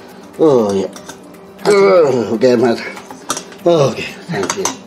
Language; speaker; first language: English; non-native, learner; Vietnamese